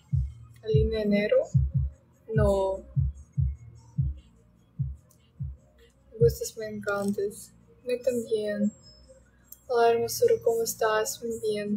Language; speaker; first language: Spanish; non-native, learner; Russian